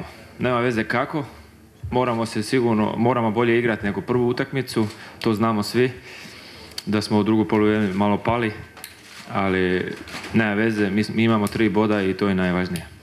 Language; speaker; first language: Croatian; early bilingual, heritage; Croatian